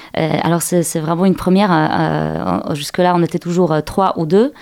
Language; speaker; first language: French; non-native, fluent; Polish